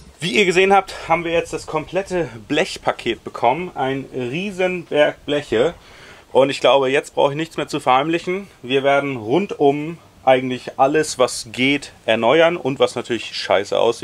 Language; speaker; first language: German; native; German